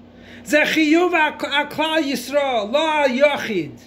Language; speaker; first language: Hebrew; non-native, fluent; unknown